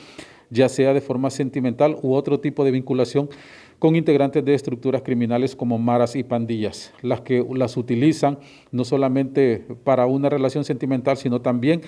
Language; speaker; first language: Spanish; native; Spanish